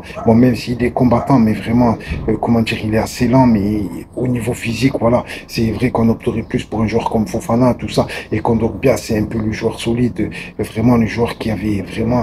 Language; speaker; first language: French; native; French